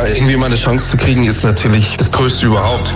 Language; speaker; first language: German; native; German